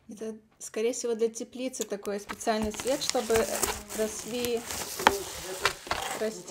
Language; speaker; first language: Russian; native; Russian